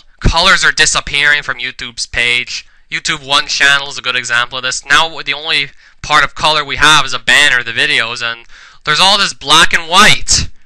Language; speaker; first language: English; native; English